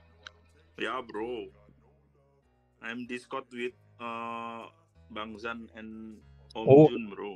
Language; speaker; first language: English; non-native, learner; Indonesian